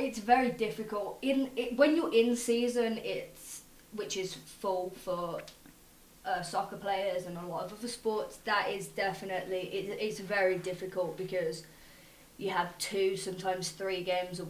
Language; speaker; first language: English; native; English